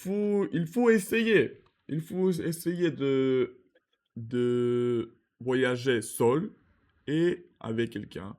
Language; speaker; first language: French; non-native, learner; Russian